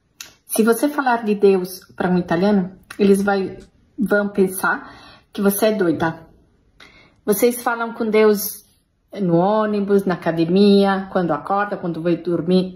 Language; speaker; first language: Portuguese; non-native, fluent; Italian